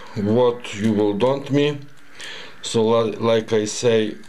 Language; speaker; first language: English; non-native, learner; Ukrainian